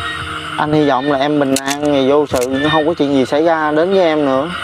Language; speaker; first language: Vietnamese; native; Vietnamese